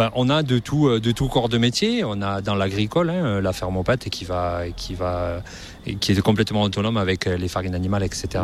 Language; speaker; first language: French; native; French